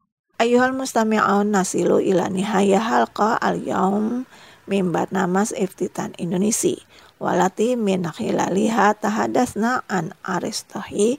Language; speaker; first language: Arabic; non-native, fluent; Indonesian